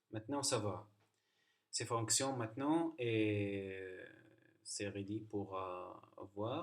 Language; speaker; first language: French; non-native, learner; Arabic